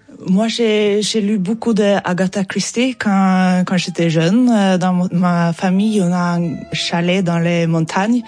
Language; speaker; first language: French; non-native, fluent; Norwegian